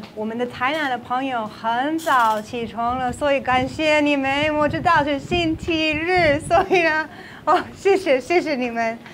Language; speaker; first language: Chinese; non-native, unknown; English